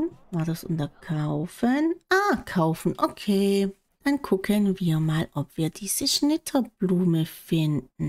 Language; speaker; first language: German; native; German